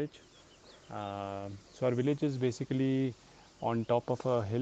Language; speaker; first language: English; non-native, local second language; Hindi